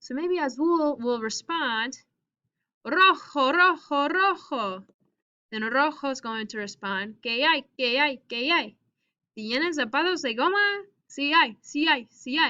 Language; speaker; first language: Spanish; non-native, fluent; English